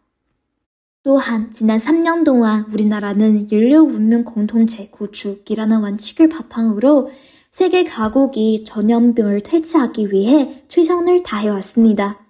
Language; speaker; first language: Korean; non-native, fluent; Chinese